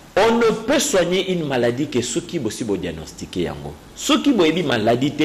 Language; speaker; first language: French; non-native, local second language; Luba-Lulua